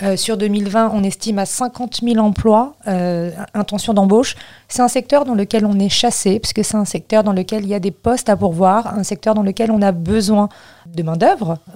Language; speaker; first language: French; native; French